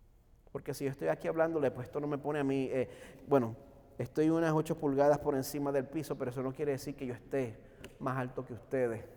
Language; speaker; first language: Spanish; native; Spanish